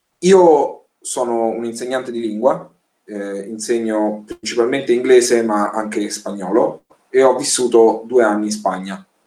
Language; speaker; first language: Italian; native; Italian